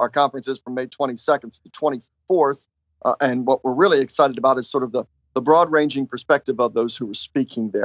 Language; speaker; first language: English; native; English